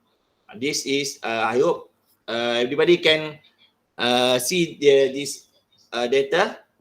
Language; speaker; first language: English; non-native, local second language; Malay